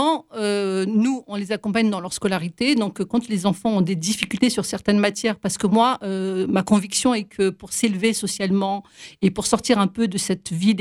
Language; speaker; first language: French; native; French